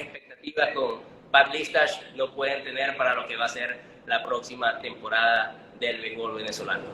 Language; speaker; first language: Spanish; native; Spanish